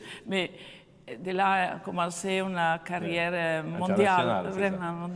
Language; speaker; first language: French; non-native, fluent; Italian